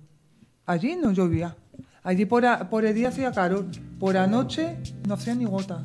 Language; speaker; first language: Spanish; native; Spanish